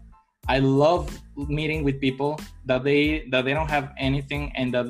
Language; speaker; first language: English; non-native, fluent; Spanish